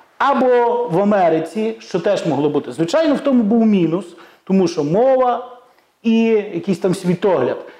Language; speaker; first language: Ukrainian; native; Ukrainian